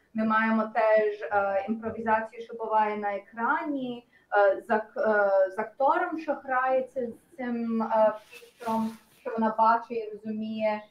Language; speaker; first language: Ukrainian; early bilingual, heritage; Ukrainian